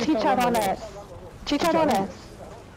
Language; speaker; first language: Spanish; non-native, learner; English